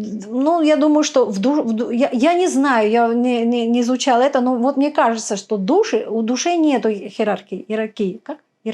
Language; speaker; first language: Russian; native; Russian